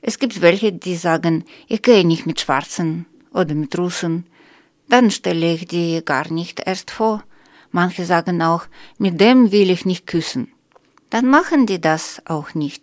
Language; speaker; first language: German; non-native, learner; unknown